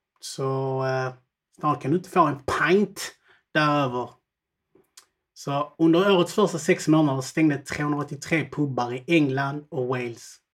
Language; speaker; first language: Swedish; early bilingual, other home language; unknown